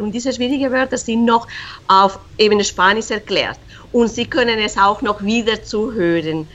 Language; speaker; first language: German; non-native, fluent; Spanish